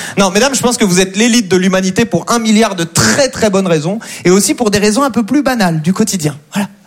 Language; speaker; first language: French; native; French